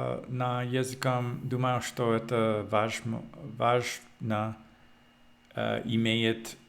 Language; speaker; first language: Russian; non-native, learner; English